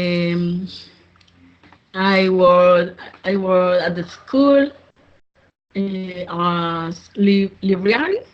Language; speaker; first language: English; non-native, learner; Spanish